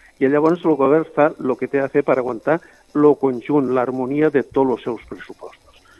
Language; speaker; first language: Catalan; native; Catalan